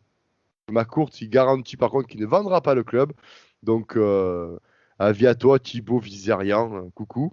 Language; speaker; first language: French; native; French